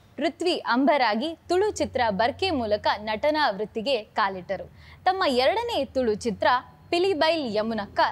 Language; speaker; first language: Kannada; native; Kannada